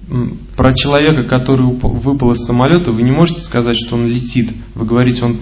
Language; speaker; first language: Russian; native; Russian